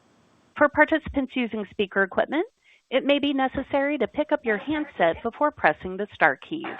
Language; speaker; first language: English; native; English